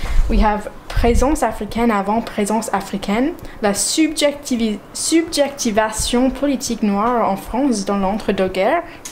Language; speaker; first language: French; non-native, fluent; English